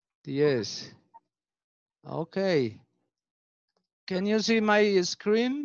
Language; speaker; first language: English; non-native, learner; Spanish